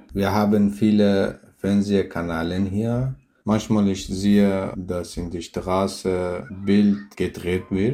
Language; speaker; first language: German; non-native, learner; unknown